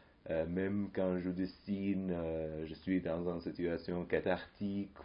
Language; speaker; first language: French; non-native, fluent; Arabic